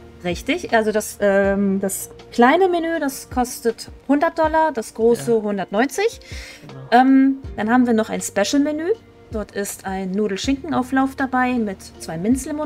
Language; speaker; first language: German; native; German